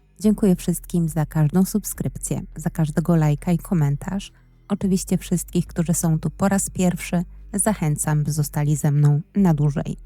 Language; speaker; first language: Polish; native; Polish